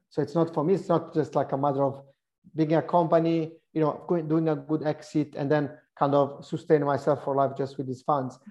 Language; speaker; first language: English; non-native, fluent; Italian